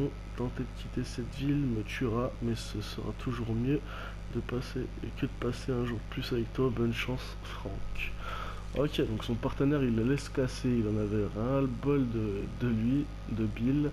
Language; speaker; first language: French; native; French